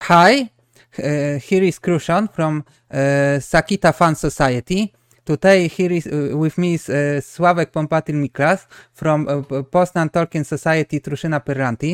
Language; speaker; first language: English; non-native, learner; Polish